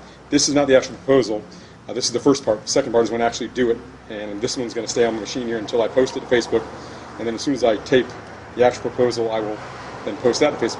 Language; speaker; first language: English; native; English